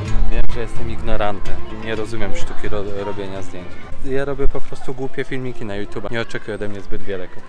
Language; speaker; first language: Polish; native; Polish